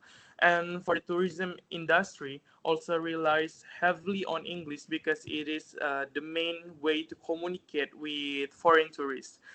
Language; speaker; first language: English; non-native, fluent; Indonesian